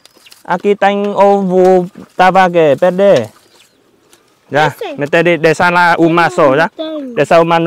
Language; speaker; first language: Vietnamese; native; Vietnamese